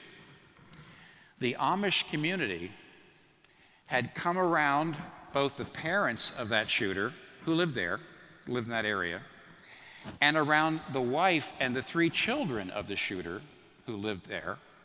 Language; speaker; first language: English; native; English